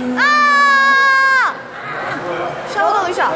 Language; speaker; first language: Chinese; non-native, learner; Korean